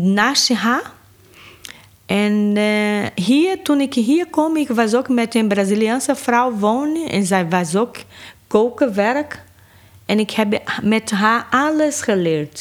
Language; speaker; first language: Dutch; non-native, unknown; Portuguese